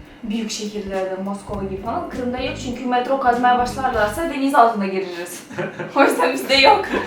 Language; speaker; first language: Turkish; non-native, fluent; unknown